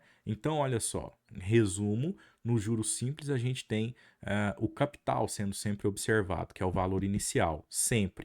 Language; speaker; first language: Portuguese; native; Portuguese